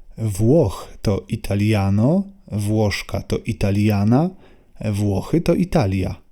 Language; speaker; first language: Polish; native; Polish